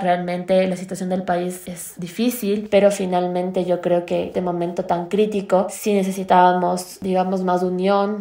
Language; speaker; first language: Spanish; native; Spanish